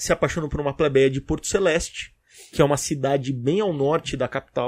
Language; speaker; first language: Portuguese; native; Portuguese